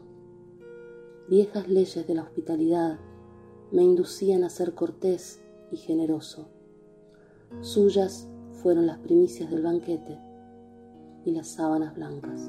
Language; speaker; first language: Spanish; native; Spanish